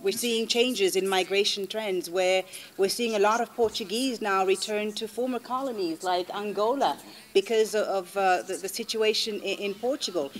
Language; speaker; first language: English; non-native, fluent; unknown